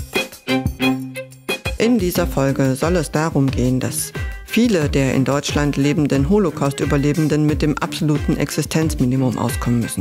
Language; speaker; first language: German; native; German